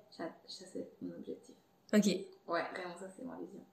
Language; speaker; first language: French; non-native, fluent; Portuguese